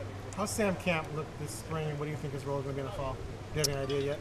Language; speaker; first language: English; native; English